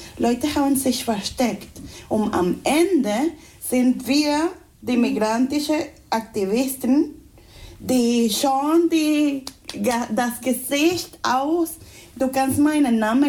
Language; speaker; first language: German; non-native, fluent; Spanish